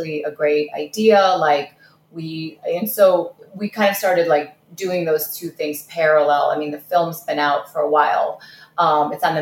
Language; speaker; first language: English; early bilingual, other home language; Russian